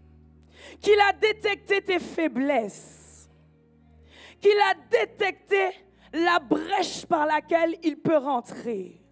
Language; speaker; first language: French; native; French